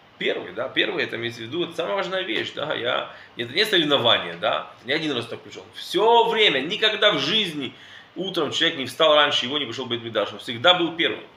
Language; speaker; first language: Russian; early bilingual, heritage; Russian